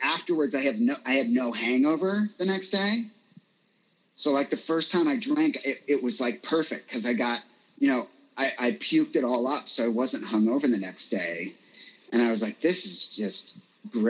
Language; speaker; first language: English; native; English